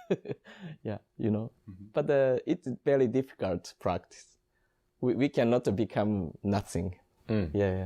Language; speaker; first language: English; non-native, learner; Japanese